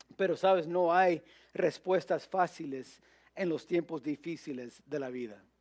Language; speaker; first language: Spanish; early bilingual, heritage; Spanish